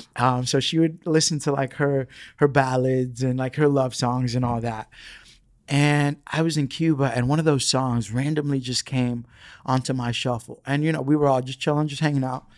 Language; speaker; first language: English; early bilingual, other home language; Spanish